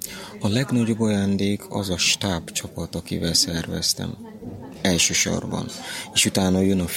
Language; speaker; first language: Hungarian; non-native, learner; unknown